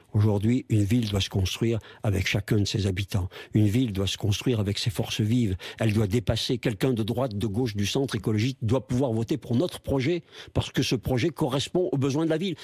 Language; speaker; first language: French; native; French